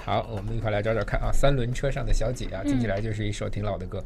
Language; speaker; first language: Chinese; native; Chinese